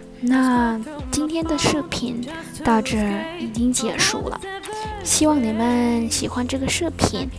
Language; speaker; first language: Chinese; non-native, fluent; Vietnamese